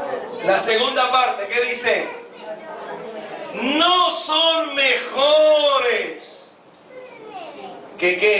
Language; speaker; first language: Spanish; native; Spanish